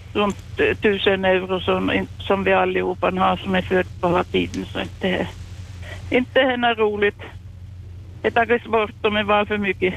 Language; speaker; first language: Swedish; native; Swedish